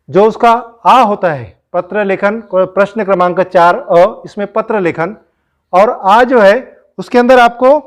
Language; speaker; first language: Hindi; non-native, local second language; Marathi